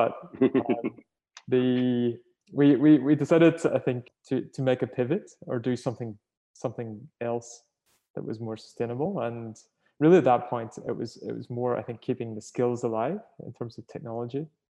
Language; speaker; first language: English; native; English